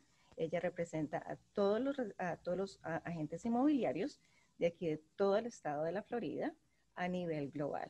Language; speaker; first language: Spanish; native; Spanish